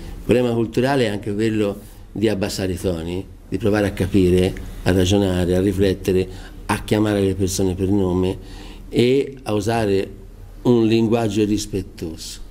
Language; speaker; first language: Italian; native; Italian